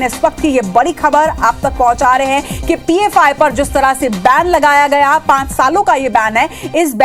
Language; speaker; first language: Hindi; native; Hindi